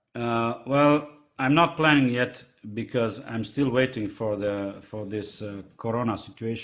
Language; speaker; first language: English; non-native, fluent; Romanian